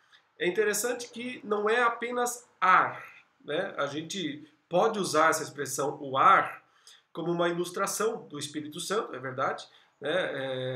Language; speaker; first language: Portuguese; native; Portuguese